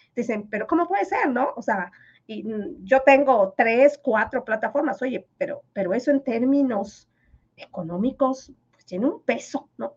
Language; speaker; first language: Spanish; non-native, local second language; Yucateco